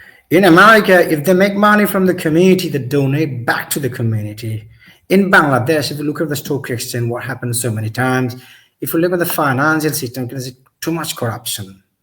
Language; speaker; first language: English; non-native, local second language; Sylheti